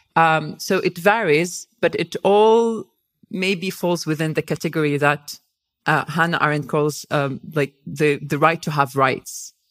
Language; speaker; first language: English; non-native, fluent; Hebrew